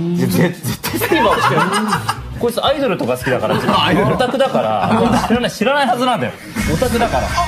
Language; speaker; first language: Japanese; native; Japanese